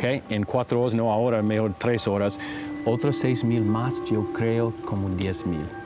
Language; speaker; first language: Spanish; non-native, learner; English